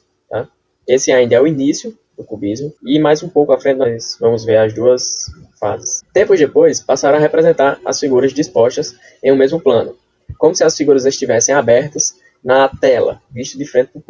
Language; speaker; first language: Portuguese; native; Portuguese